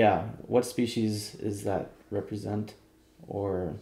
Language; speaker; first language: English; native; English